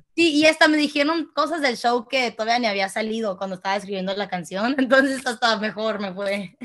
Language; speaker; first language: Spanish; early bilingual, heritage; Spanish